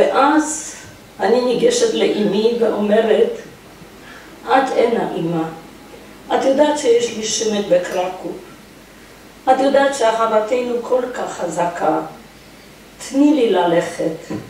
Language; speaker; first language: Hebrew; non-native, fluent; Polish